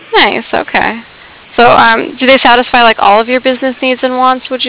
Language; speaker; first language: English; native; English